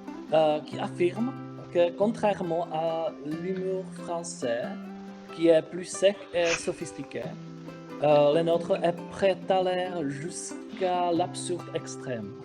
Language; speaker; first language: French; non-native, fluent; Czech